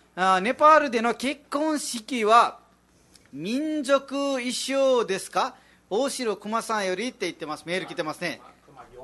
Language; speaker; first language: Japanese; non-native, fluent; Nepali